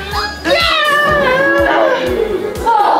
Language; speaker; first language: Chinese; native; Chinese